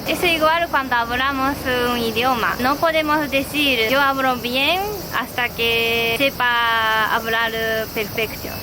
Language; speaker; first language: Spanish; non-native, fluent; Japanese